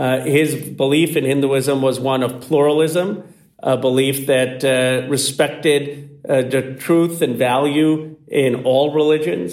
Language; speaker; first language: English; native; English